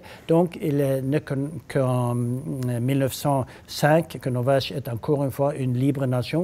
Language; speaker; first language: French; non-native, learner; Norwegian